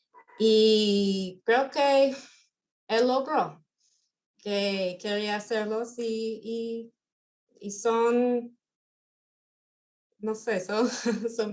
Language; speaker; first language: Spanish; non-native, fluent; English